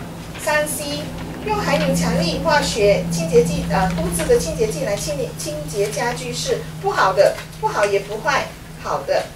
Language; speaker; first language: Chinese; native; Chinese